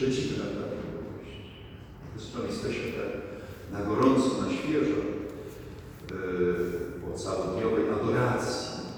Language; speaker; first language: Polish; native; Polish